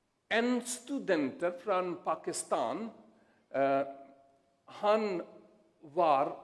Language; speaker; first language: Swedish; non-native, learner; Urdu